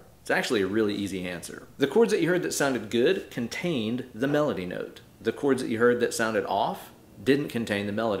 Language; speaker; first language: English; native; English